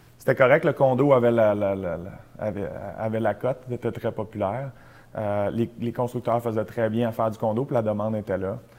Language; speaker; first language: French; native; French